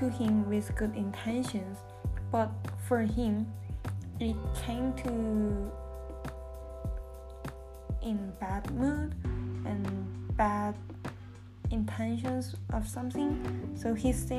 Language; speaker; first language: English; non-native, learner; Korean